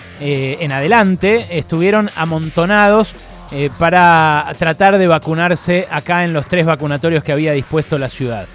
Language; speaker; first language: Spanish; native; Spanish